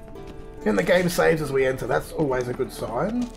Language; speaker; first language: English; native; English